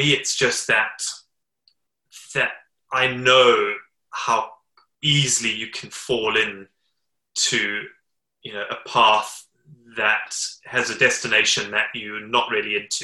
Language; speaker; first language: English; native; English